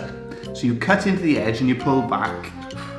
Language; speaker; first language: English; native; English